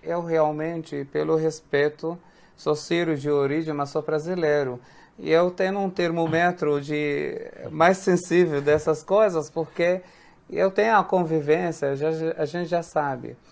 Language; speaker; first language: Portuguese; non-native, fluent; Arabic